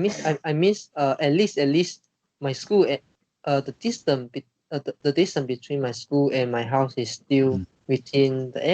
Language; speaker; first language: English; non-native, learner; Chinese